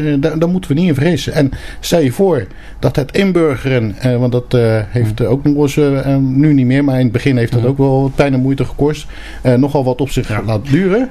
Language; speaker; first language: Dutch; early bilingual, other home language; Turkish